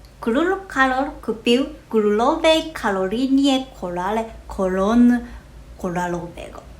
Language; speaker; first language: Polish; non-native, learner; Japanese